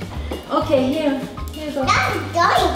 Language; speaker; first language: Russian; non-native, fluent; Armenian